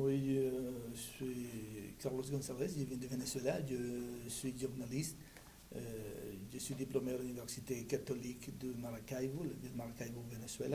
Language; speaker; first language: French; non-native, learner; Spanish